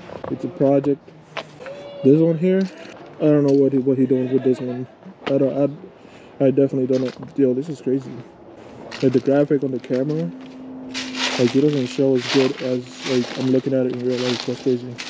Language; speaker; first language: English; early bilingual, other home language; Spanish